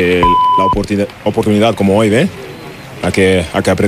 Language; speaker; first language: Spanish; non-native, learner; German